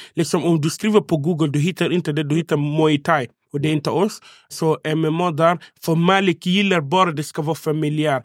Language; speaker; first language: Swedish; non-native, fluent; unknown